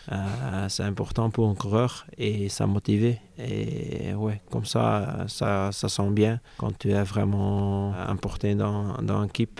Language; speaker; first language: French; non-native, local second language; Dutch